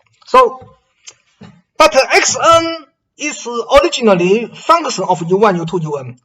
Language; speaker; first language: English; non-native, fluent; Chinese